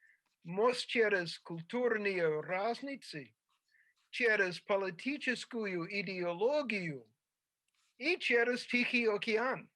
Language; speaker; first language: Russian; non-native, fluent; English